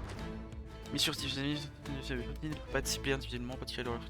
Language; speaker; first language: French; native; French